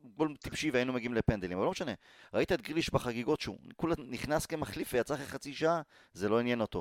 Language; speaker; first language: Hebrew; native; Hebrew